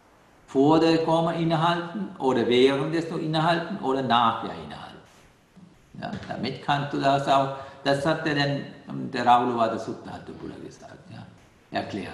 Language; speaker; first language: German; non-native, learner; Sinhala